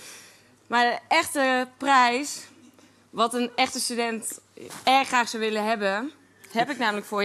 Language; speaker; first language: Dutch; native; Dutch